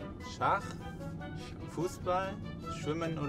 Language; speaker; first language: German; native; German